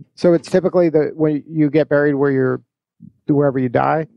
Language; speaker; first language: English; native; English